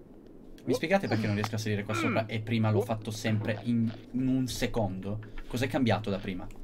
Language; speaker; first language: Italian; native; Italian